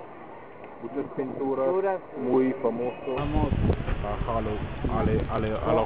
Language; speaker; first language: Spanish; non-native, learner; English